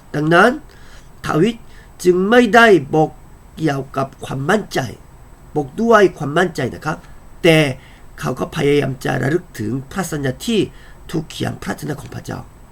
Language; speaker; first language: Thai; non-native, fluent; Korean